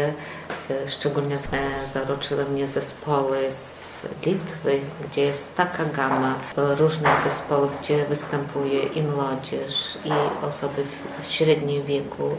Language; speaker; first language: Polish; early bilingual, heritage; Polish